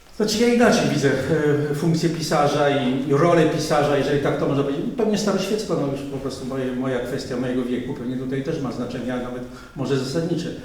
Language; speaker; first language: Polish; native; Polish